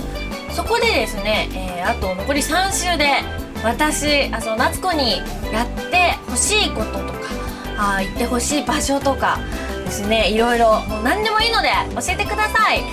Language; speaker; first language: Japanese; native; Japanese